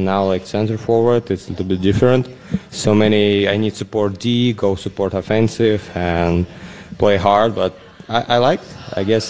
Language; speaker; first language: English; non-native, learner; Russian